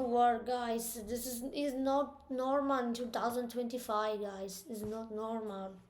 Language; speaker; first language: English; non-native, learner; Italian